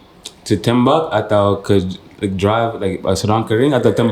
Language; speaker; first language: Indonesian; non-native, fluent; English